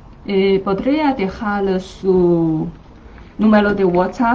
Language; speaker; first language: Spanish; non-native, learner; Chinese